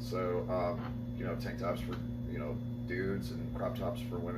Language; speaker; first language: English; native; English